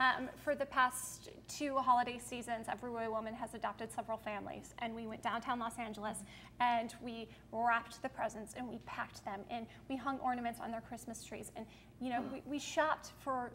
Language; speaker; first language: English; native; English